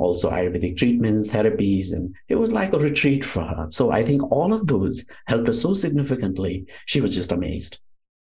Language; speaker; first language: English; non-native, local second language; Nepali